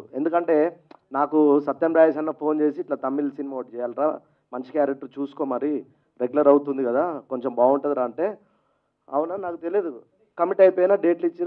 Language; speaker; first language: Telugu; native; Telugu